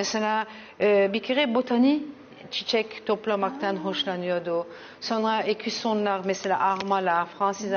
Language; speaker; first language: Turkish; early bilingual, heritage; Turkish